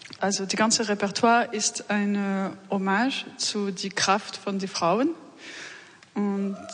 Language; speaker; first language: German; non-native, learner; French